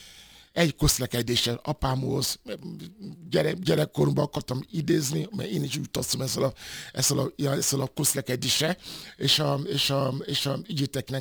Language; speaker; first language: Hungarian; non-native, fluent; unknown